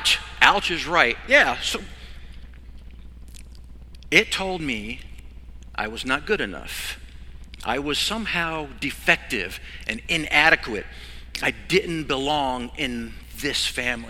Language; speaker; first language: English; native; English